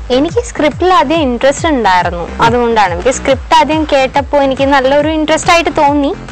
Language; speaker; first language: Malayalam; non-native, local second language; Konkani